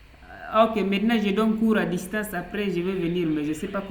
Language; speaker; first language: French; non-native, fluent; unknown